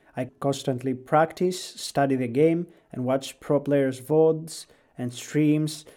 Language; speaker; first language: English; non-native, fluent; Greek